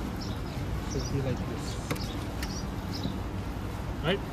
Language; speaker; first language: English; non-native, learner; Filipino